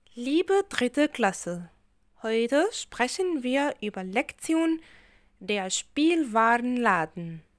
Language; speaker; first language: German; non-native, fluent; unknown